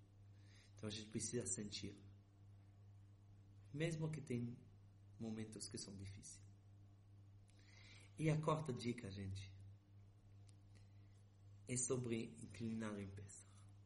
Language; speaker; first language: Portuguese; non-native, fluent; Hebrew